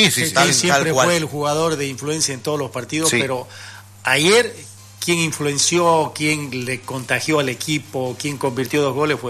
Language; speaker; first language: Spanish; native; Spanish